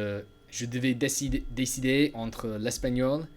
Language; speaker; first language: French; non-native, learner; English